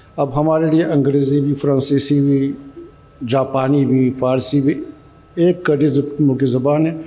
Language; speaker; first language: Urdu; non-native, fluent; Turkish